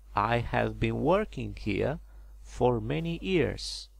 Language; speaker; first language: English; non-native, fluent; Romanian